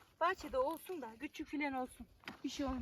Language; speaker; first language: Turkish; native; Turkish